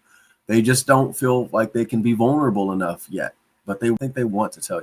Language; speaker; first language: English; native; English